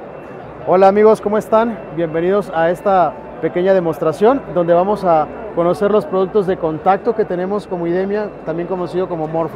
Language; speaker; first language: Spanish; native; Spanish